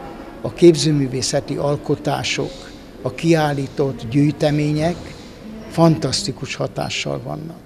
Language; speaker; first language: Hungarian; native; Hungarian